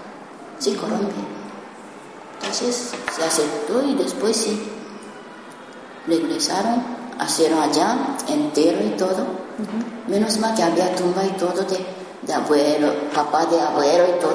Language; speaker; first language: Spanish; non-native, learner; Japanese